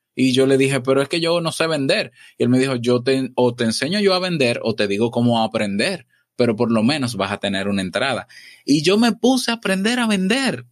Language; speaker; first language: Spanish; native; Spanish